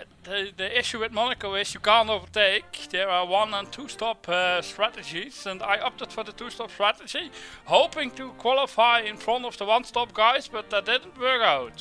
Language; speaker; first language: English; non-native, fluent; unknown